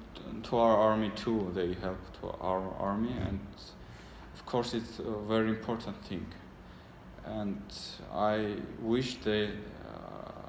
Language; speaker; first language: English; non-native, learner; Armenian